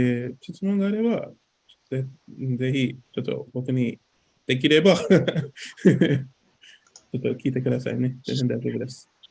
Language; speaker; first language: Japanese; non-native, learner; English